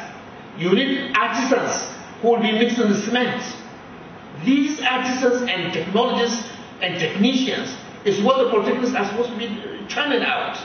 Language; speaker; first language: English; non-native, local second language; Hausa